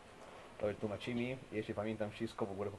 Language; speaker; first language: Polish; non-native, fluent; Italian